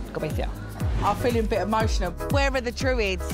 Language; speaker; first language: English; native; English